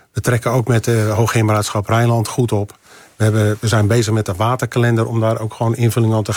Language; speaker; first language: Dutch; native; Dutch